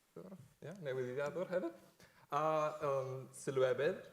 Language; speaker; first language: Welsh; non-native, fluent; Spanish